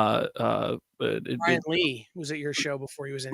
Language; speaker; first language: English; native; English